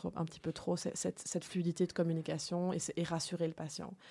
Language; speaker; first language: French; native; French